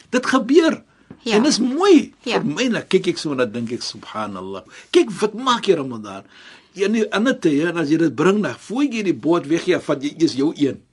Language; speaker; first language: Afrikaans; non-native, fluent; Arabic